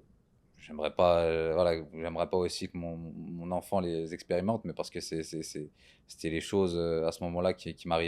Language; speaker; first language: French; native; French